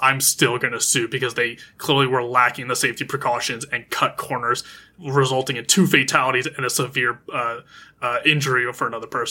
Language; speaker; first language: English; native; English